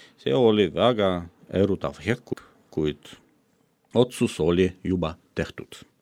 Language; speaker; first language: Estonian; non-native, fluent; Russian